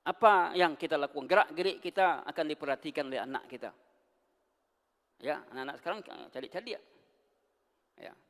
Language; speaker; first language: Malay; non-native, local second language; Minangkabau